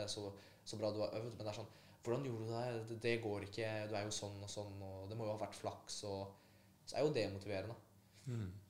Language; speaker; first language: Norwegian; early bilingual, other home language; Polish